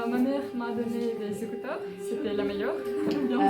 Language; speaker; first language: French; non-native, learner; Ukrainian